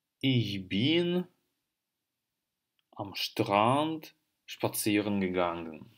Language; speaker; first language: German; non-native, fluent; Russian